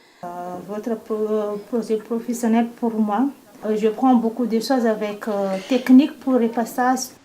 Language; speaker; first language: French; non-native, learner; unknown